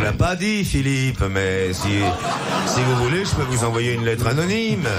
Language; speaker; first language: French; native; French